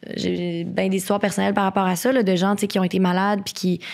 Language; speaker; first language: French; native; French